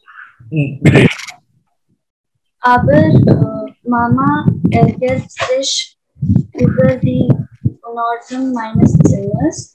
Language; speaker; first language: German; non-native, learner; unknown